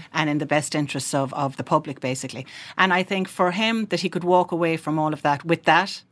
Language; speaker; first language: English; native; English